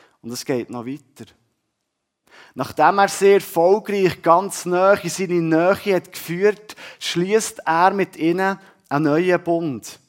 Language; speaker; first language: German; native; German